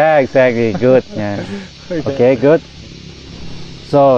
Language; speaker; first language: English; non-native, learner; Thai